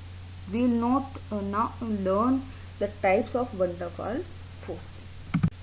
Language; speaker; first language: English; non-native, local second language; Hindi